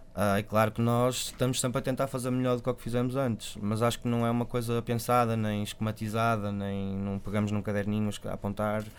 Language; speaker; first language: Portuguese; native; Portuguese